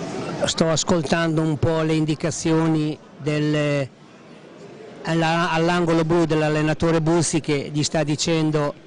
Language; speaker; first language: Italian; native; Italian